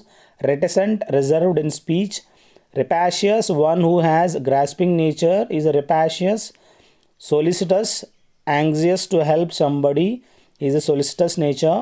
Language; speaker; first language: English; non-native, local second language; Telugu